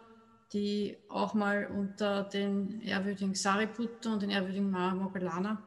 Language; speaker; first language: German; native; German